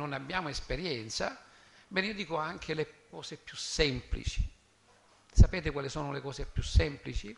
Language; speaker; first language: Italian; native; Italian